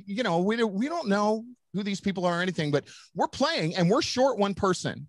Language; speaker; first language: English; native; English